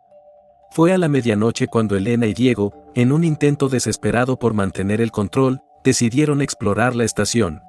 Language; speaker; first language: Spanish; native; Spanish